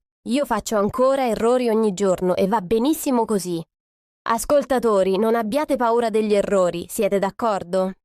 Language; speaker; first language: Italian; non-native, fluent; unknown